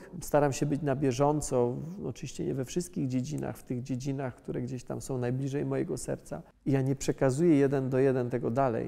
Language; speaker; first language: Polish; native; Polish